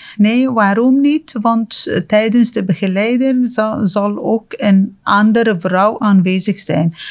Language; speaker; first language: Dutch; non-native, fluent; Persian